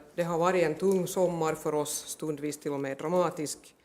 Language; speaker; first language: Swedish; native; Swedish